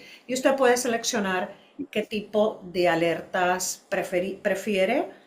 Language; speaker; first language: Spanish; native; Spanish